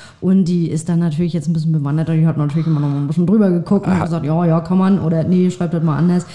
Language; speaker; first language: German; native; German